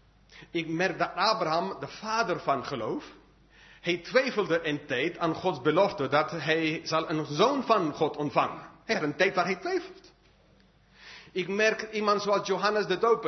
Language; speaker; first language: Dutch; non-native, fluent; English